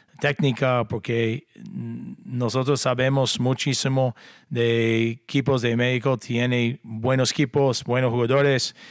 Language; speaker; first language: Spanish; non-native, learner; English